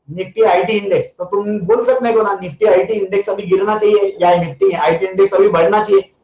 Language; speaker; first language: Hindi; non-native, local second language; Marathi